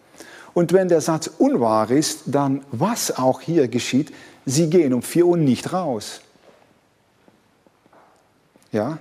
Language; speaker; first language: German; non-native, fluent; Dutch